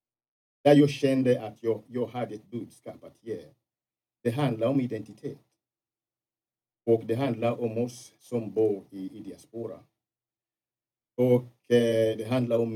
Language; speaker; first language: Swedish; non-native, fluent; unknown